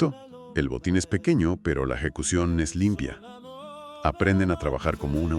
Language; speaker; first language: Spanish; native; Spanish